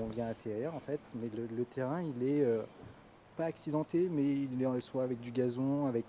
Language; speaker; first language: French; native; French